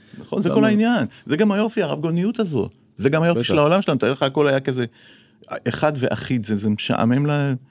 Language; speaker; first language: Hebrew; native; Hebrew